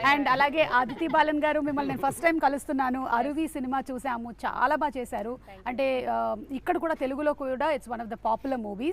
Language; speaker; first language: Telugu; native; Telugu